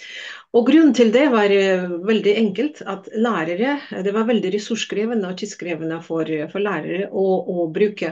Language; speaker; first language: Norwegian; non-native, fluent; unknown